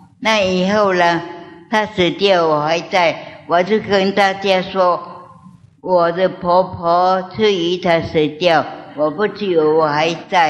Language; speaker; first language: Chinese; non-native, learner; Min Nan Chinese